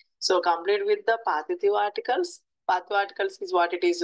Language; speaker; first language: English; non-native, local second language; Telugu